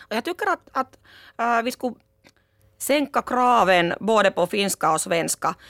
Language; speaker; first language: Swedish; non-native, local second language; Finnish